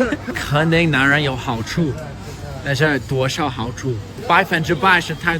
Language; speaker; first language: Chinese; non-native, fluent; English